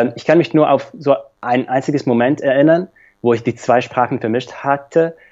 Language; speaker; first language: German; non-native, fluent; Slovak